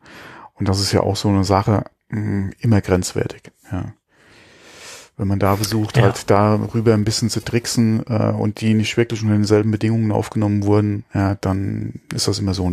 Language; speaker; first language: German; native; German